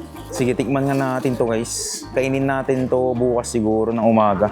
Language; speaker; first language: Filipino; native; Filipino